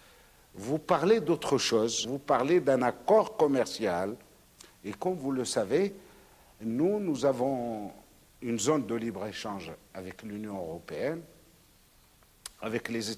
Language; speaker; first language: French; non-native, local second language; Arabic